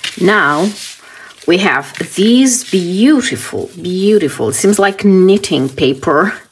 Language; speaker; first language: English; non-native, fluent; Portuguese